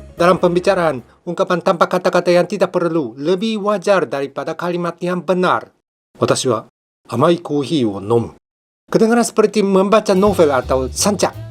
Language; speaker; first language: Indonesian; non-native, fluent; Japanese